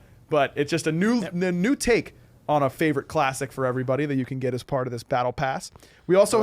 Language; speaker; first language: English; native; English